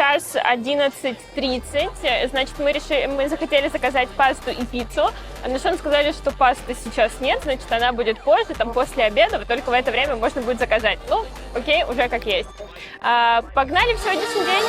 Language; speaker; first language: Russian; native; Russian